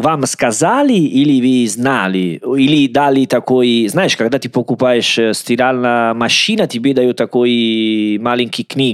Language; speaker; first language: Russian; non-native, learner; Italian